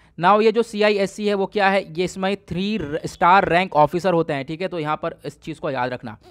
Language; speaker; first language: Hindi; native; Hindi